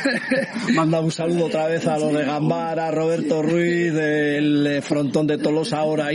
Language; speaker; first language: Spanish; native; Spanish